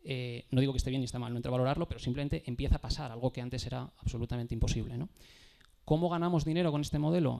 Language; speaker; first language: Spanish; native; Spanish